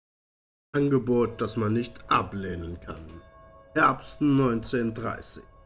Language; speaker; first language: German; native; German